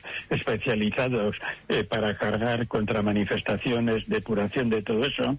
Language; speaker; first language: Spanish; native; Spanish